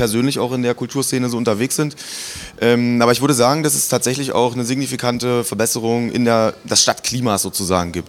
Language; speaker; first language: German; native; German